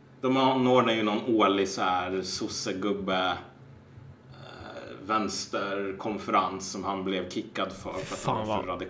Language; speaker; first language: Swedish; native; Swedish